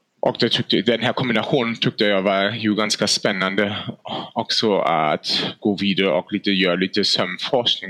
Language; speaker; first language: Swedish; non-native, fluent; German